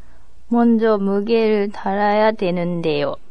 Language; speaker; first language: Korean; non-native, learner; Japanese